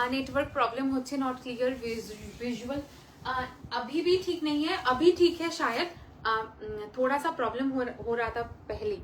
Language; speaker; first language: Hindi; non-native, local second language; Bangla